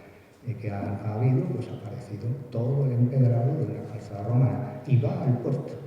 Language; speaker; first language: Spanish; native; Spanish